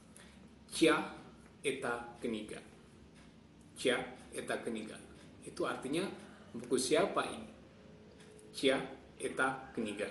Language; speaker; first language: Indonesian; non-native, local second language; Javanese